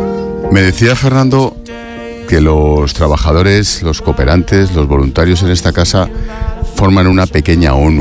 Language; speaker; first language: Spanish; native; Spanish